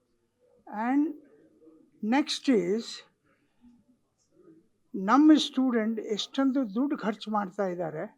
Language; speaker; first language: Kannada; non-native, local second language; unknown